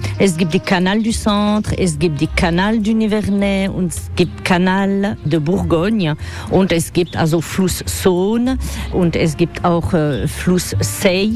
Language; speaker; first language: German; non-native, fluent; French